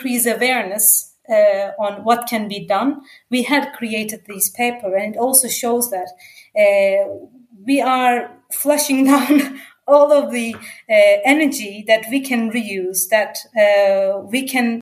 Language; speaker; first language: English; non-native, fluent; Turkish